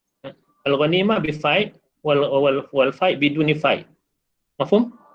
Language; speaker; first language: Arabic; non-native, fluent; Malay